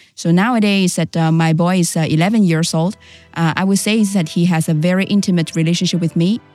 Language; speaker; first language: English; non-native, fluent; Chinese